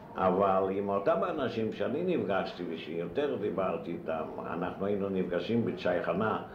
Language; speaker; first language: Hebrew; non-native, fluent; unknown